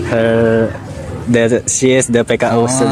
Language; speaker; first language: English; non-native, learner; Indonesian